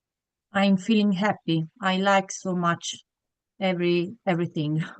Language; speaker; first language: English; non-native, learner; Italian